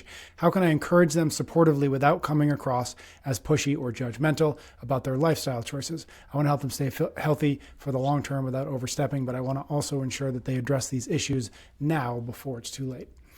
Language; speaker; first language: English; native; English